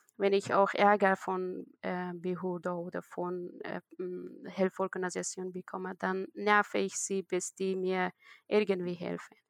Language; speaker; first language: German; non-native, learner; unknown